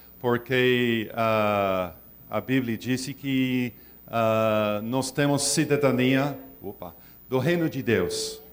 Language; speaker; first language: Portuguese; non-native, learner; English